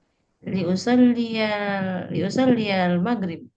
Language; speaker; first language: Arabic; non-native, learner; Indonesian